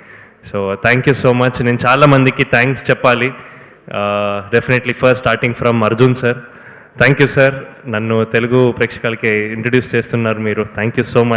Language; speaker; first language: Telugu; non-native, learner; Kannada